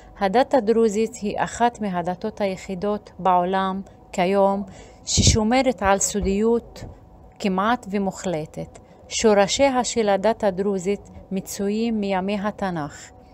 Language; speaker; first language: Hebrew; non-native, local second language; Arabic